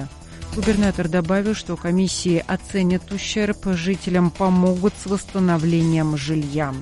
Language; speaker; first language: Russian; native; Russian